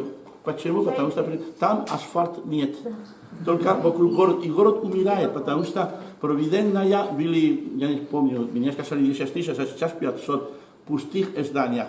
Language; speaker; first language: Russian; non-native, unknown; Spanish